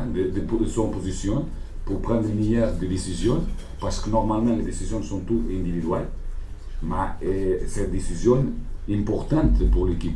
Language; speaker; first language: French; non-native, learner; Portuguese